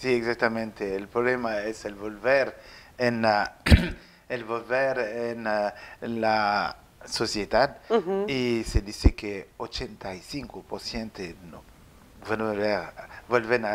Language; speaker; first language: Spanish; non-native, learner; French